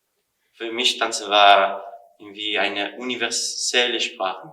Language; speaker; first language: German; non-native, learner; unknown